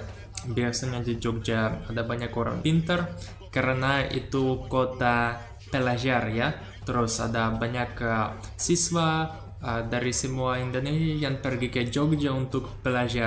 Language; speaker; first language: Indonesian; non-native, learner; Russian